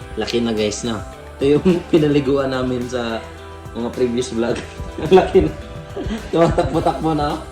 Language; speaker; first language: Filipino; non-native, local second language; Cebuano